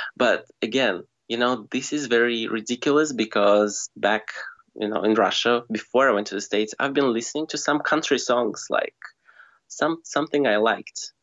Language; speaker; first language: English; non-native, fluent; Russian